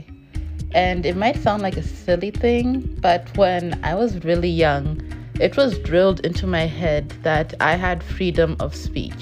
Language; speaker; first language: English; non-native, local second language; Shona